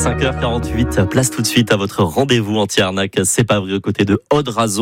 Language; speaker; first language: French; native; French